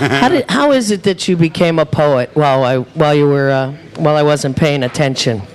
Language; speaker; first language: English; native; English